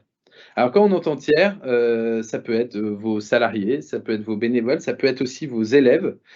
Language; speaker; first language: French; native; French